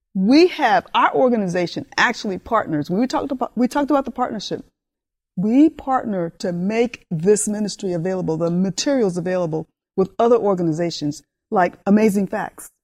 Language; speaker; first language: English; early bilingual, other home language; Spanish